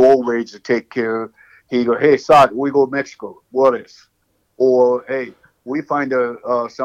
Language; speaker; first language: English; non-native, learner; Japanese